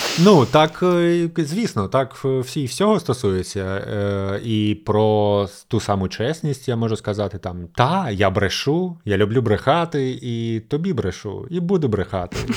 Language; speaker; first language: Ukrainian; native; Ukrainian